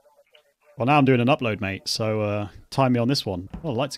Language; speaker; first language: English; native; English